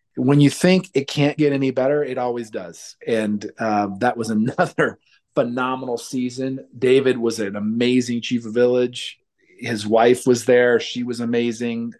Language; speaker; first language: English; native; English